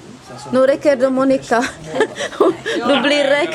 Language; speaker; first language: Swedish; non-native, fluent; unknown